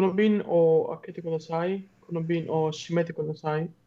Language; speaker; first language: Japanese; non-native, learner; German